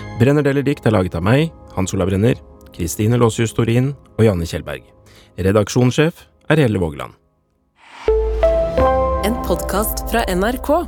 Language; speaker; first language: Norwegian; native; Norwegian